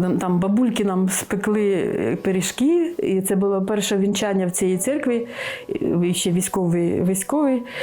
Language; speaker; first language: Ukrainian; non-native, local second language; Russian